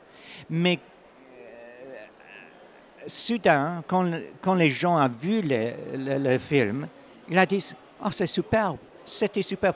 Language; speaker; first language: French; non-native, learner; English